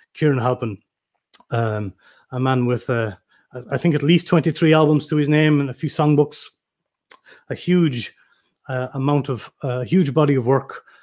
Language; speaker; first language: English; native; English